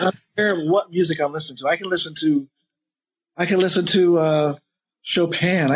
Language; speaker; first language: English; native; English